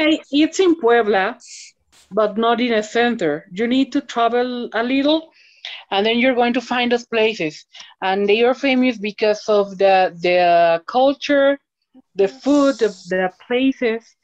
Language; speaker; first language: English; non-native, learner; Spanish